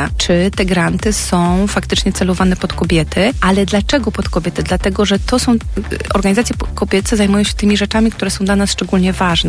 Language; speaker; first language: Polish; native; Polish